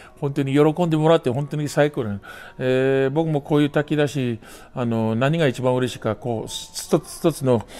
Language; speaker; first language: Japanese; non-native, fluent; English